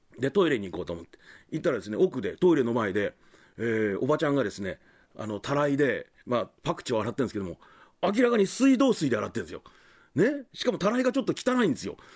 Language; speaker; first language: Japanese; native; Japanese